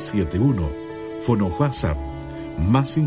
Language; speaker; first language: Spanish; native; Spanish